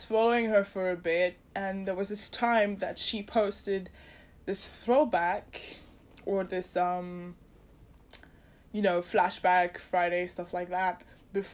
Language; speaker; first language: English; non-native, local second language; Yoruba